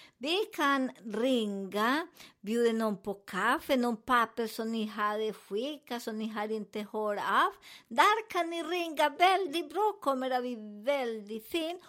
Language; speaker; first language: Swedish; non-native, learner; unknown